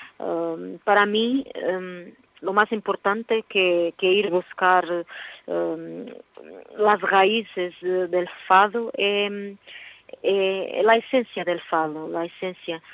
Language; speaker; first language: Spanish; non-native, learner; Portuguese